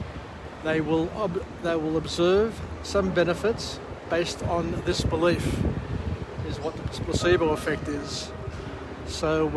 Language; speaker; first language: English; native; English